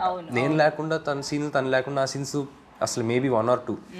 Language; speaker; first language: Telugu; native; Telugu